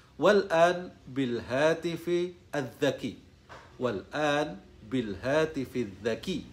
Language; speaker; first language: Arabic; non-native, fluent; Indonesian